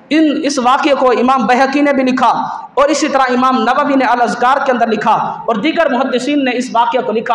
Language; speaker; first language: Urdu; native; Urdu